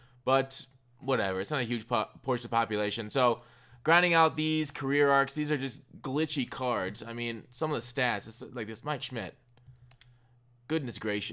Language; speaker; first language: English; native; English